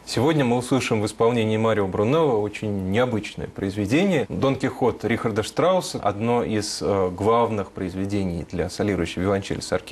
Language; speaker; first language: Russian; native; Russian